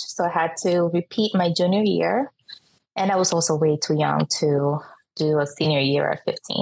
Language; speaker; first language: English; non-native, fluent; Spanish